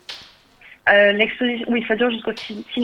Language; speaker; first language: French; native; French